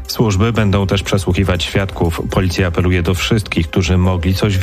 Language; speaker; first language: Polish; native; Polish